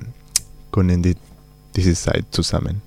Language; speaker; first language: German; non-native, learner; Spanish